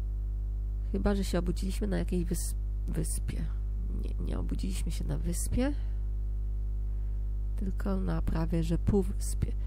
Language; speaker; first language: Polish; native; Polish